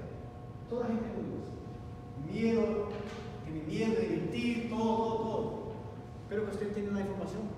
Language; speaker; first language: Spanish; non-native, learner; Portuguese